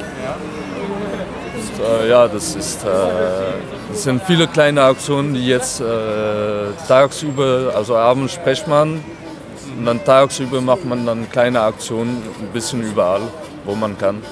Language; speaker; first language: German; non-native, fluent; French